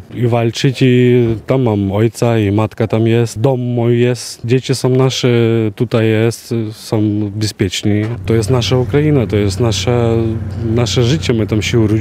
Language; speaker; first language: Polish; non-native, learner; Ukrainian